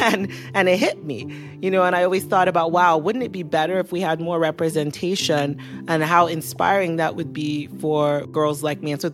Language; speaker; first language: English; non-native, local second language; Yoruba